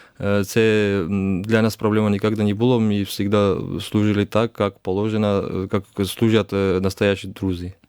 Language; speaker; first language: Ukrainian; non-native, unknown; Georgian